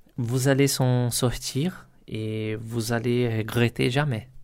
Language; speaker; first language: French; non-native, learner; Portuguese